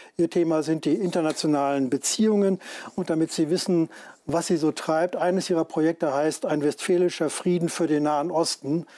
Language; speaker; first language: German; native; German